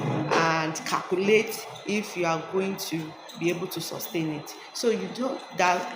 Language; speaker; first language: English; non-native, local second language; Yoruba